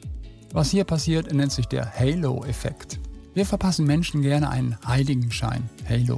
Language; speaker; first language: German; native; German